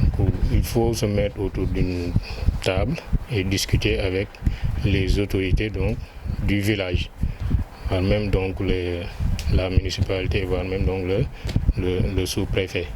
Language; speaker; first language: French; non-native, local second language; Wolof